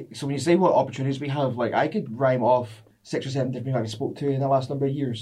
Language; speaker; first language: English; native; English